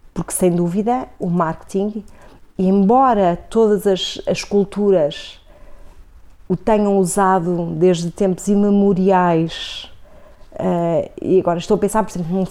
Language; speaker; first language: Portuguese; native; Portuguese